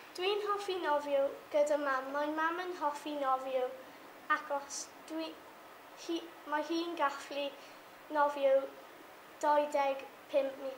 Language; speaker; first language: Welsh; non-native, learner; English